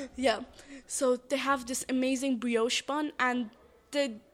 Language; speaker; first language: English; non-native, fluent; Persian